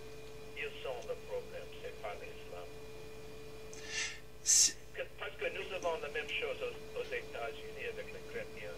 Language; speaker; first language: French; non-native, learner; English